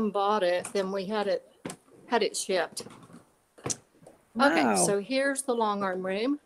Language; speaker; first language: English; native; English